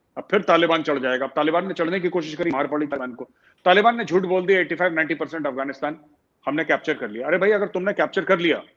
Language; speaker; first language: Hindi; native; Hindi